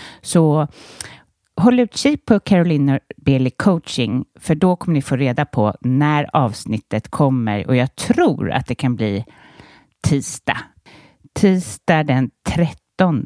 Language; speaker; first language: Swedish; native; Swedish